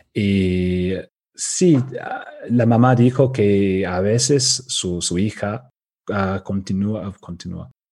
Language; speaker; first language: Spanish; non-native, fluent; English